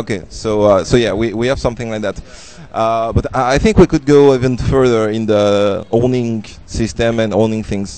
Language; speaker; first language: English; non-native, fluent; French